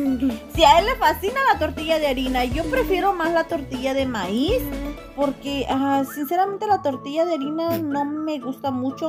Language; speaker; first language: Spanish; native; Spanish